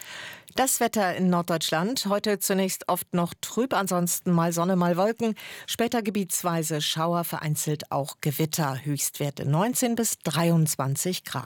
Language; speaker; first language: German; native; German